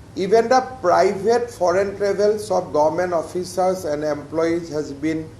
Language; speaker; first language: English; non-native, local second language; Assamese